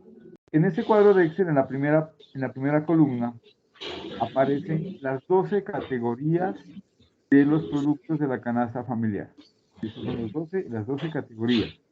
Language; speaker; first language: Spanish; native; Spanish